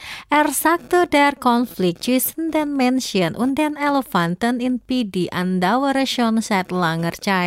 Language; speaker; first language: German; non-native, fluent; Indonesian